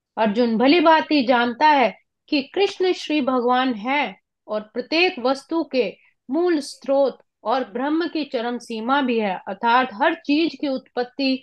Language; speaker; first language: Hindi; non-native, local second language; Punjabi